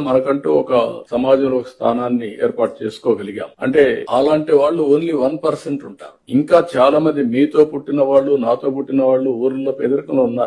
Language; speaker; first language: Telugu; native; Telugu